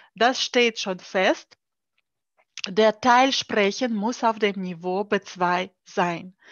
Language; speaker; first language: German; non-native, fluent; Russian